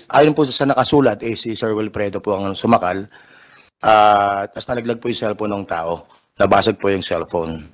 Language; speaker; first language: Filipino; native; Filipino